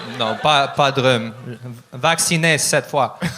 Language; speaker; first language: French; non-native, learner; Russian